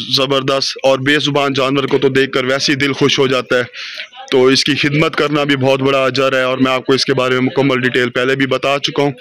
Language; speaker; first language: Urdu; non-native, local second language; Saraiki